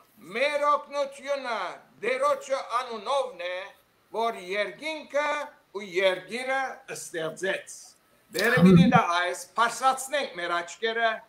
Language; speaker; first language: Armenian; early bilingual, heritage; Armenian